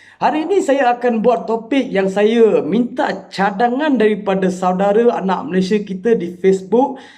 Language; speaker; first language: Malay; non-native, local second language; Tamil